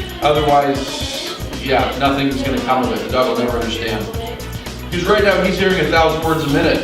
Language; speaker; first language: English; native; English